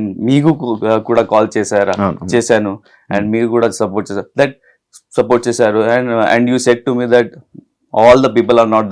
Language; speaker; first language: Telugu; non-native, learner; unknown